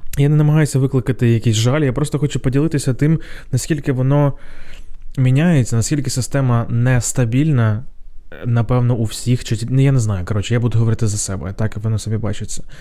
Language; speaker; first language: Ukrainian; non-native, local second language; Russian